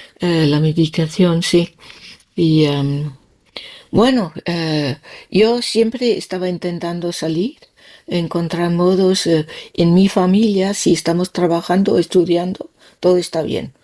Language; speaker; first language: Spanish; non-native, learner; Danish